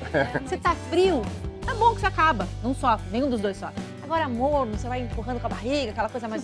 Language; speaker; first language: Portuguese; native; Portuguese